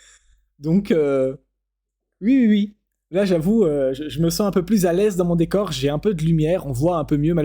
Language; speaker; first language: French; native; French